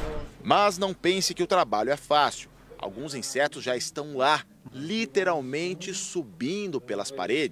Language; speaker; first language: Portuguese; native; Portuguese